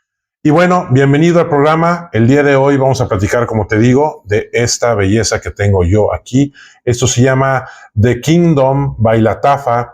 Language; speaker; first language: Spanish; native; Spanish